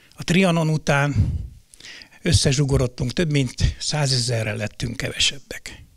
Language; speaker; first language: Hungarian; native; Hungarian